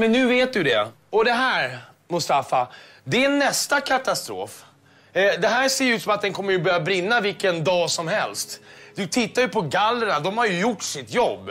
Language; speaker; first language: Swedish; native; Swedish